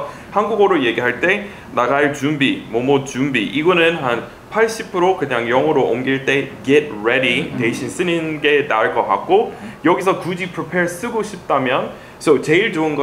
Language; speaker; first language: Korean; non-native, fluent; English